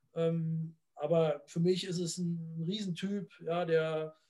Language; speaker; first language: German; native; German